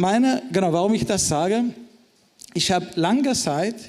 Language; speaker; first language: German; non-native, fluent; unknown